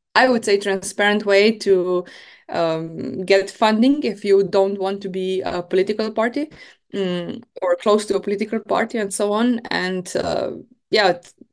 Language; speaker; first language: English; non-native, fluent; Slovenian